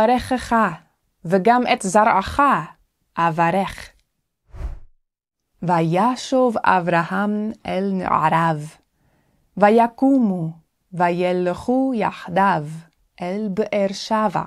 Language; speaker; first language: Hebrew; non-native, fluent; English